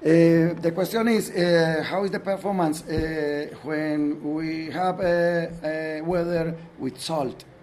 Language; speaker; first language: English; non-native, learner; Spanish